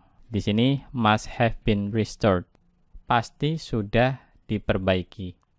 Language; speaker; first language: English; non-native, fluent; Indonesian